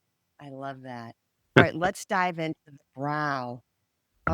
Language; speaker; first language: English; native; English